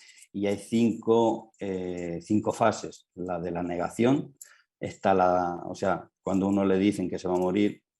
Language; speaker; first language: Spanish; native; Spanish